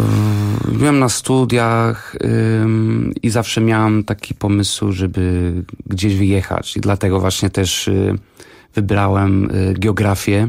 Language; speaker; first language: Polish; non-native, fluent; Portuguese